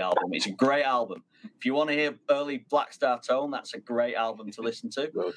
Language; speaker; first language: English; native; English